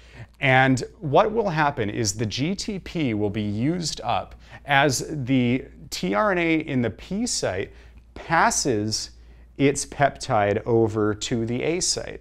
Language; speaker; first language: English; native; English